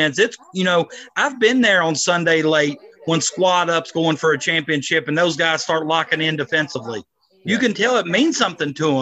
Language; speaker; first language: English; native; English